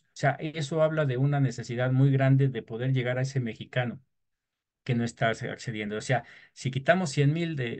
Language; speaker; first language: Spanish; native; Spanish